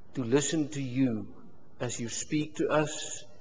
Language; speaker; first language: English; non-native, local second language; Afrikaans